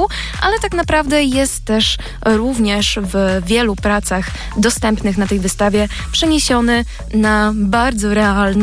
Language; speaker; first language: Polish; native; Polish